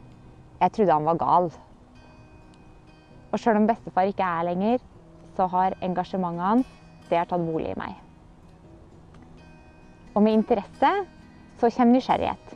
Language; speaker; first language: Norwegian; native; Norwegian